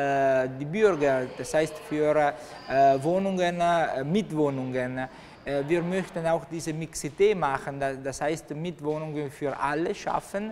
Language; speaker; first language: German; non-native, local second language; Italian